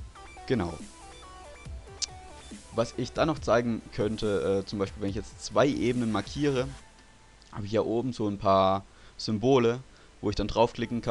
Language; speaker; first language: German; native; German